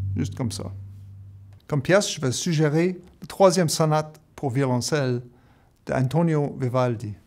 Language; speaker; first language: French; native; French